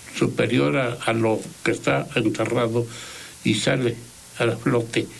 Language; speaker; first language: Spanish; non-native, local second language; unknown